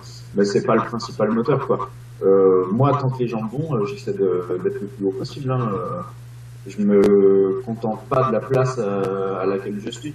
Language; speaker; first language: French; native; French